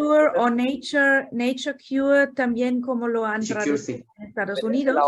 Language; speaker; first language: Spanish; non-native, fluent; German